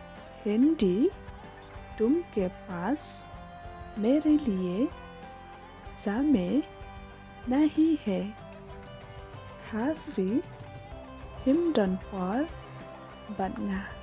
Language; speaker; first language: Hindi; non-native, local second language; Khasi